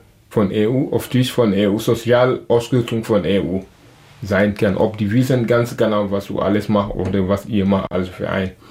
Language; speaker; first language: German; non-native, learner; Wolof